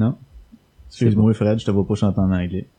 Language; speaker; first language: French; native; French